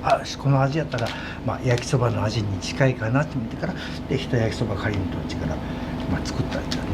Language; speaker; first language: Japanese; native; Japanese